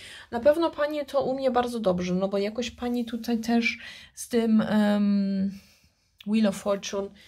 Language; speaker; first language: Polish; early bilingual, heritage; Polish